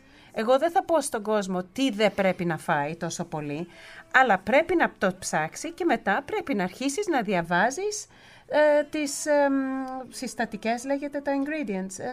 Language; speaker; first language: Greek; early bilingual, heritage; Greek